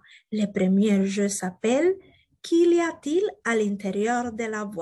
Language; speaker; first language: French; non-native, fluent; Spanish